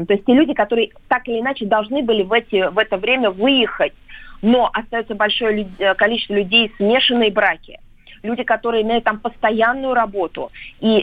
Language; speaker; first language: Russian; native; Russian